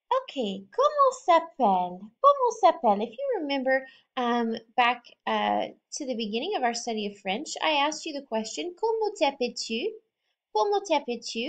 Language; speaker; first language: English; native; English